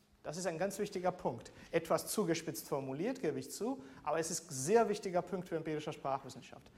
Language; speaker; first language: German; non-native, fluent; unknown